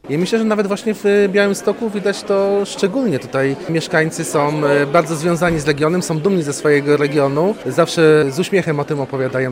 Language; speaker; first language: Polish; native; Polish